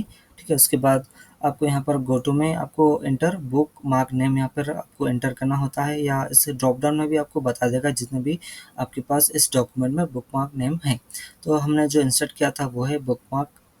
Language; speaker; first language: Hindi; native; Hindi